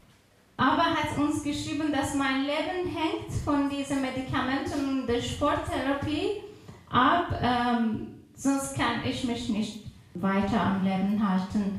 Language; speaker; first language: German; non-native, fluent; Persian